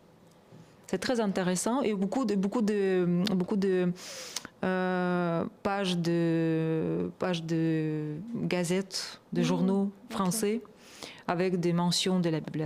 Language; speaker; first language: French; non-native, fluent; Russian